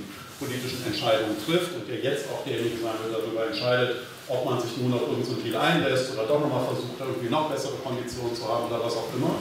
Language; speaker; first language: German; native; German